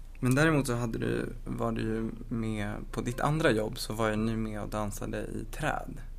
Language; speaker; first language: Swedish; native; Swedish